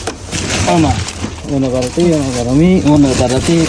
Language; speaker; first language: Spanish; non-native, learner; Filipino